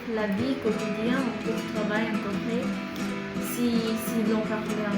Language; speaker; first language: French; non-native, fluent; Korean